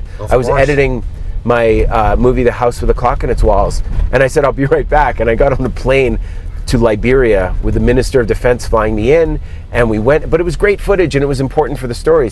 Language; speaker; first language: English; native; English